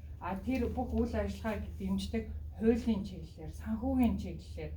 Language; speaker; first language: Mongolian; native; Mongolian